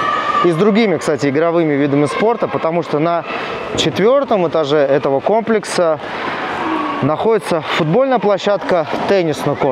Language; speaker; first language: Russian; native; Russian